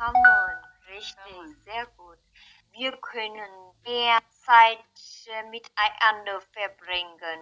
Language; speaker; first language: German; non-native, learner; Vietnamese